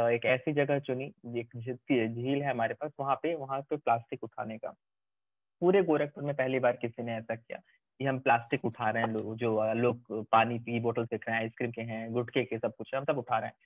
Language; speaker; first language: Hindi; native; Hindi